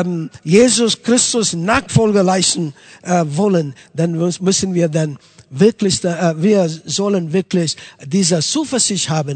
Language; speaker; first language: German; non-native, fluent; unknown